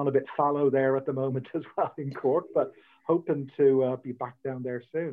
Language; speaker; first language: English; native; English